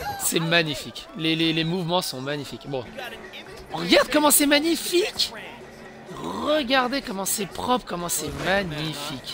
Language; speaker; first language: French; native; French